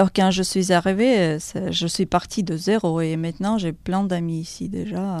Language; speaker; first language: French; non-native, fluent; Russian